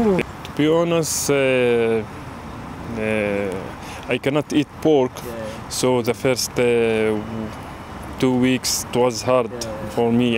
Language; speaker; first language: English; non-native, learner; Arabic